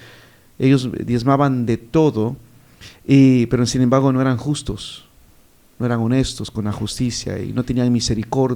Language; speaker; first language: Spanish; native; Spanish